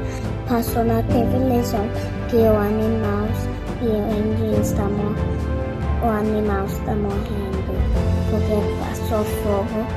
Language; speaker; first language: Portuguese; early bilingual, heritage; Portuguese